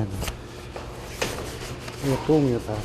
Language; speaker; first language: Korean; non-native, learner; Nepali